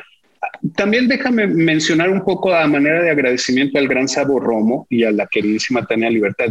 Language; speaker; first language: Spanish; native; Spanish